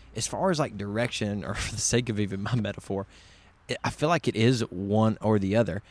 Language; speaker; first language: English; native; English